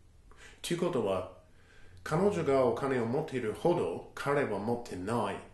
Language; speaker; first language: Japanese; non-native, fluent; English